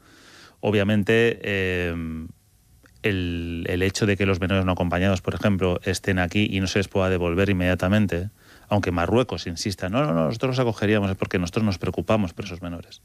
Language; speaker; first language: Spanish; native; Spanish